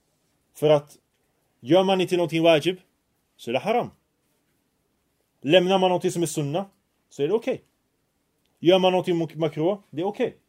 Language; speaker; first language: Swedish; early bilingual, other home language; Arabic